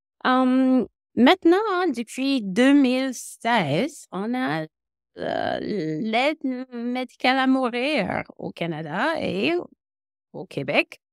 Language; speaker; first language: French; non-native, local second language; English